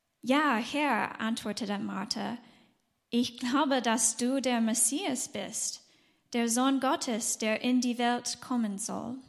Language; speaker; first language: German; non-native, fluent; English